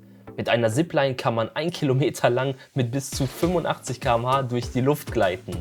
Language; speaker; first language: German; native; German